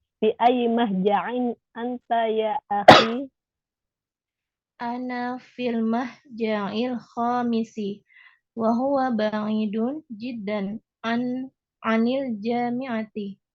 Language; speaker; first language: Arabic; non-native, learner; Indonesian